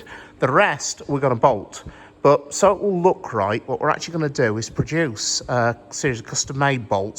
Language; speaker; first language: English; native; English